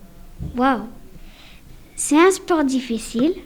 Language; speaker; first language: French; non-native, learner; Spanish